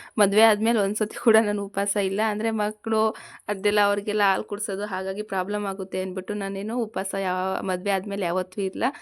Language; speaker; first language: Kannada; non-native, local second language; Lambadi